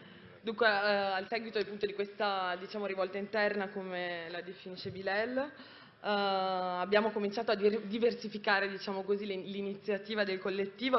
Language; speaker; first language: Italian; native; Italian